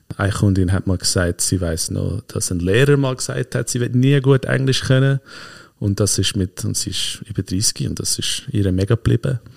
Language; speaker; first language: German; early bilingual, heritage; German